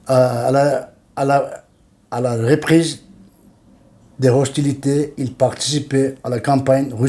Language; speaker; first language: French; non-native, learner; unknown